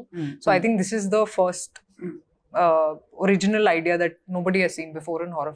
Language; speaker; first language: Telugu; non-native, fluent; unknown